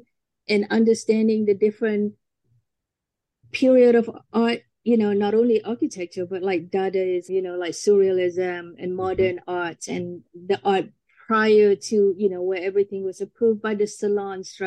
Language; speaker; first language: English; non-native, local second language; Malay